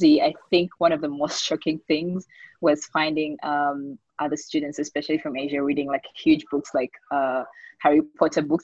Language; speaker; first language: English; non-native, local second language; Ganda